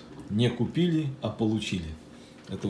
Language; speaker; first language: Russian; native; Russian